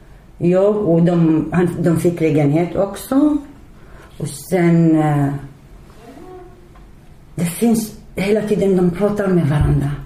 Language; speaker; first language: Swedish; non-native, learner; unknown